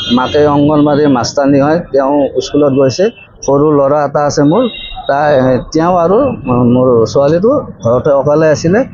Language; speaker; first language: Assamese; native; Assamese